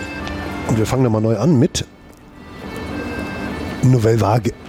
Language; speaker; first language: German; native; German